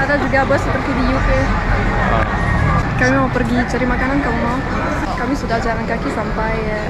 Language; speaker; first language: Indonesian; non-native, fluent; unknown